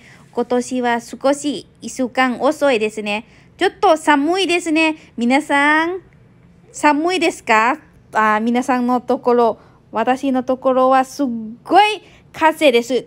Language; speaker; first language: Japanese; non-native, learner; Thai